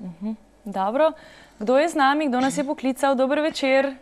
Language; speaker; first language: Slovenian; native; Slovenian